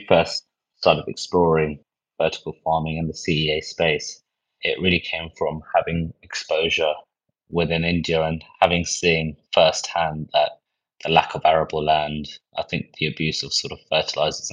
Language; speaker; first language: English; native; English